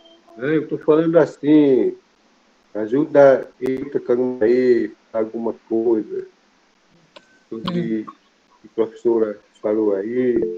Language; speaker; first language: Portuguese; non-native, local second language; Kayapó